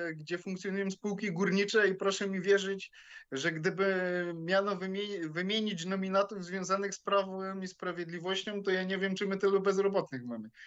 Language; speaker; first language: Polish; native; Polish